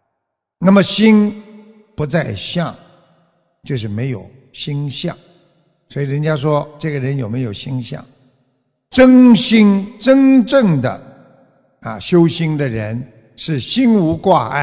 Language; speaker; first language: Chinese; native; Chinese